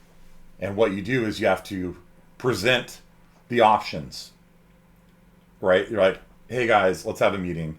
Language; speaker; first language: English; native; English